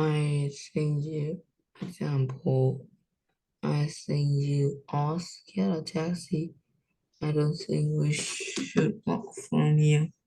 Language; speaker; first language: English; non-native, learner; Vietnamese